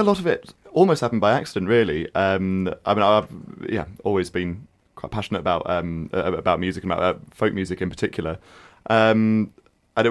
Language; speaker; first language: English; native; English